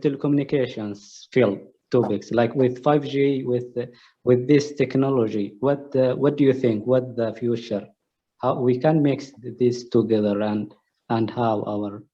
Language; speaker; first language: English; non-native, learner; Arabic